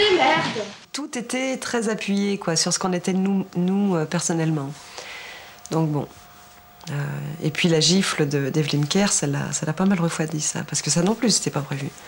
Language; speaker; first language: French; native; French